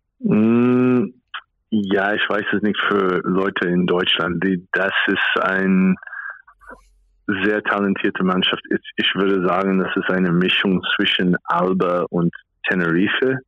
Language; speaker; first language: German; non-native, fluent; English